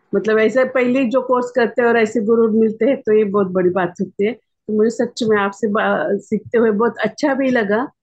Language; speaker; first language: Hindi; non-native, local second language; Marathi